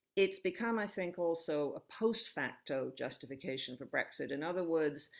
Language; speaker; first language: English; native; English